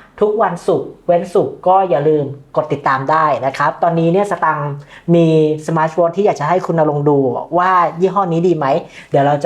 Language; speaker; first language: Thai; native; Thai